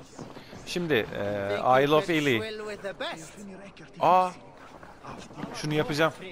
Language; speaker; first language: Turkish; native; Turkish